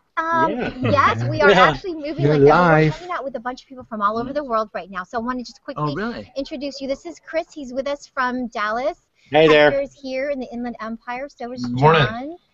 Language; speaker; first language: English; native; English